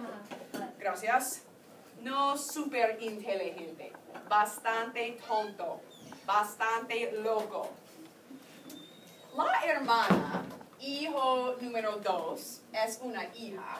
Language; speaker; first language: Spanish; non-native, fluent; English